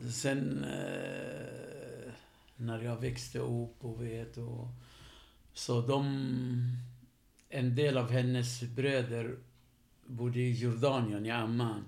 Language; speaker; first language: Swedish; non-native, fluent; Arabic